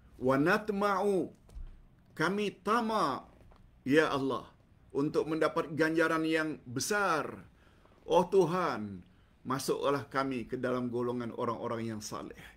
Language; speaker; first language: Malay; native; Malay